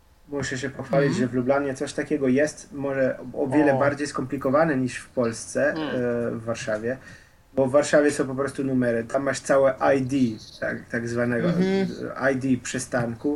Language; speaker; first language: Polish; non-native, fluent; Slovenian